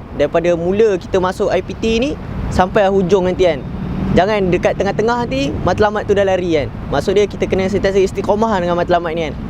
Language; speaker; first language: Malay; native; Malay